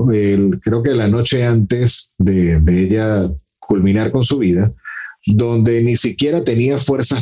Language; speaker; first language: Spanish; native; Spanish